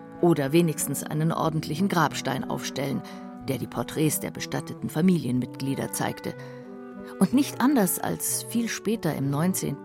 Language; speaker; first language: German; native; German